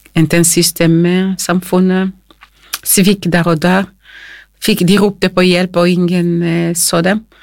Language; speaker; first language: Norwegian; non-native, fluent; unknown